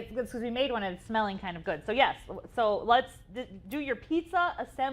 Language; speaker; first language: English; native; English